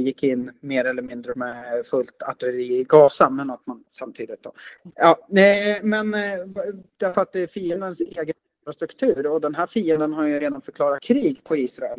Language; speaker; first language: Swedish; native; Swedish